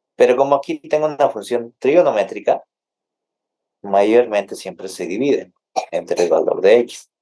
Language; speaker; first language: Spanish; native; Spanish